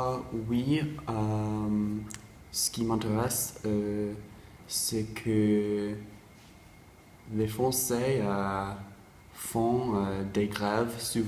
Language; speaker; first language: French; non-native, fluent; English